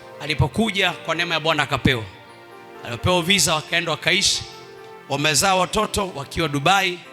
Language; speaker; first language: Swahili; non-native, local second language; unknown